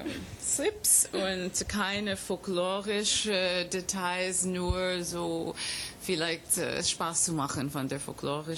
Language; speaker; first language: German; non-native, fluent; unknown